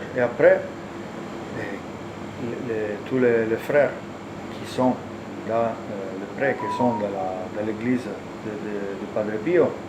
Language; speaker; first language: French; non-native, learner; Italian